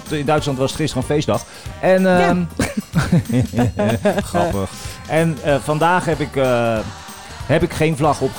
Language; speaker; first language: Dutch; native; Dutch